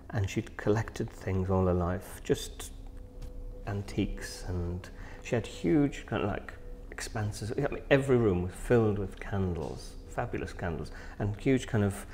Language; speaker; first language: English; native; English